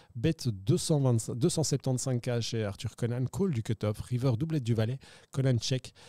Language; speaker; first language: French; native; French